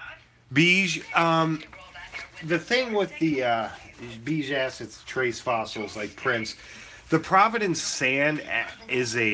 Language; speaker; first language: English; native; English